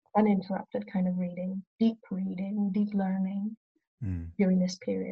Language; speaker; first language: English; native; English